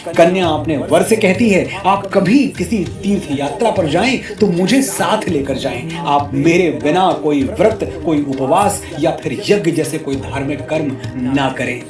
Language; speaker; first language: Hindi; native; Hindi